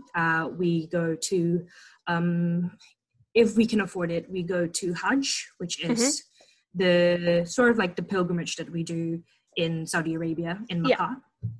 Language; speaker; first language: English; non-native, fluent; Indonesian